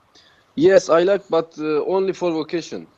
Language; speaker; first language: English; non-native, learner; Turkish